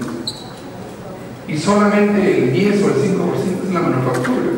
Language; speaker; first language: Spanish; native; Spanish